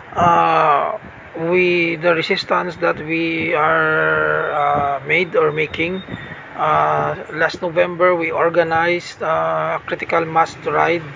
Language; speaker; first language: English; non-native, local second language; Hiligaynon